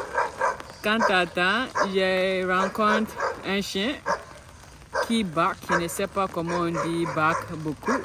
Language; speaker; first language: French; non-native, learner; English